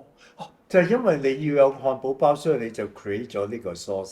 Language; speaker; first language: Cantonese; native; Cantonese